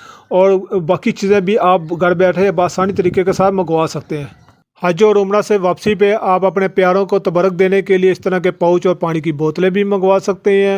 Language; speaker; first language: Hindi; non-native, local second language; Punjabi